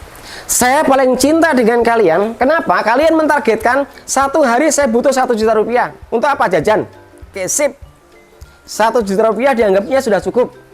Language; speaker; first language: Indonesian; non-native, local second language; Javanese